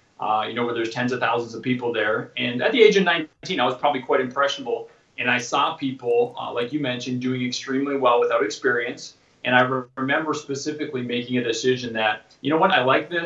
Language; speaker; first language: English; native; English